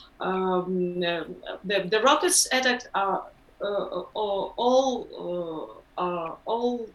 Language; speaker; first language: English; non-native, learner; Ukrainian